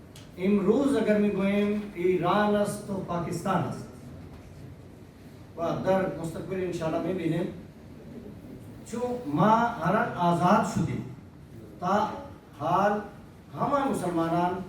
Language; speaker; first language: Persian; non-native, fluent; Urdu